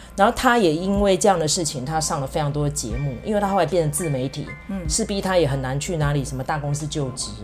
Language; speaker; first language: Chinese; native; Chinese